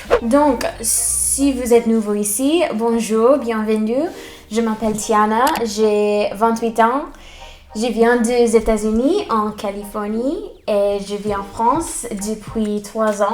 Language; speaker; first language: French; non-native, fluent; English